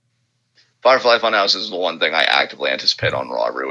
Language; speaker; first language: English; native; English